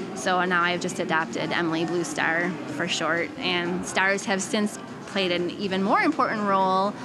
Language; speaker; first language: English; native; English